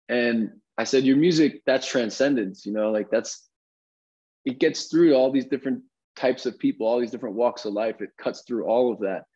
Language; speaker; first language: English; native; English